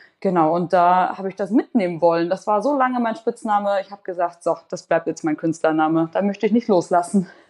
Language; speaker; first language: German; native; German